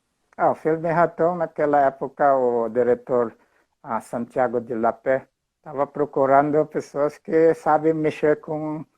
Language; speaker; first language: Portuguese; non-native, fluent; Filipino